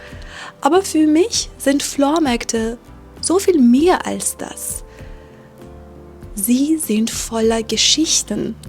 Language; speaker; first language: German; non-native, fluent; Persian